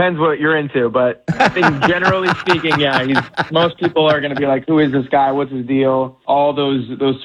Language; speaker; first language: English; non-native, local second language; Persian